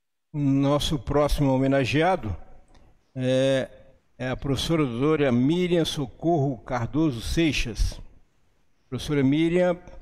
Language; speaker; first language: Portuguese; native; Portuguese